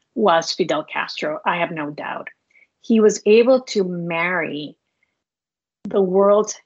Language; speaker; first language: English; non-native, fluent; Spanish